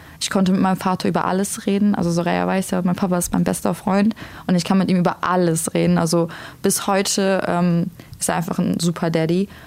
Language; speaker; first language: German; early bilingual, other home language; Turkish